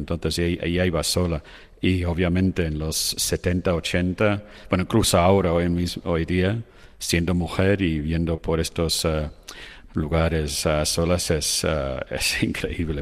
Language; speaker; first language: Spanish; non-native, fluent; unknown